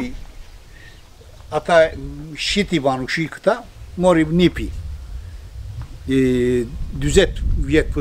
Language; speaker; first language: Albanian; early bilingual, heritage; Albanian